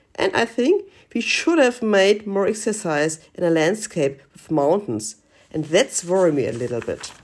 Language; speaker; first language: English; non-native, learner; German